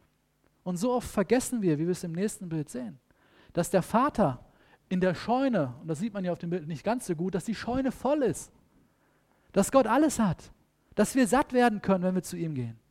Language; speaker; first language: German; native; German